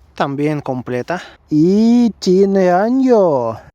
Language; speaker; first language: Spanish; non-native, learner; Russian